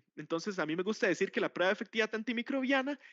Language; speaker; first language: Spanish; native; Spanish